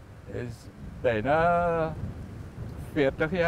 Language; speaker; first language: Dutch; non-native, local second language; Sranan Tongo